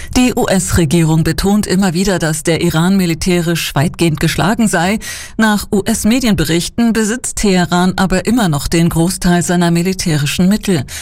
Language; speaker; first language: German; native; German